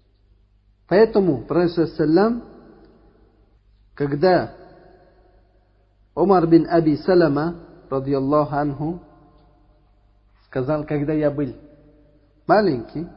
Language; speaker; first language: Russian; non-native, learner; Uzbek